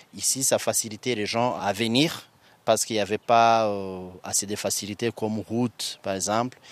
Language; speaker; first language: French; non-native, local second language; Kinyarwanda